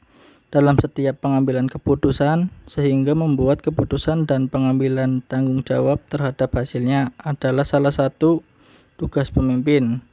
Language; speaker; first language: Indonesian; native; Indonesian